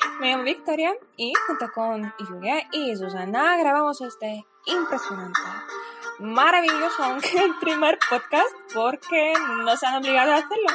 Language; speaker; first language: Spanish; non-native, fluent; Polish